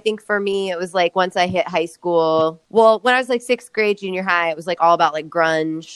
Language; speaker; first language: English; native; English